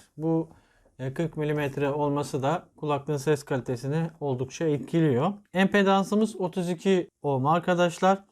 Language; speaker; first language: Turkish; native; Turkish